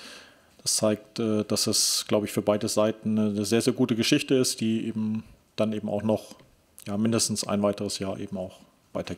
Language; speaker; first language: German; native; German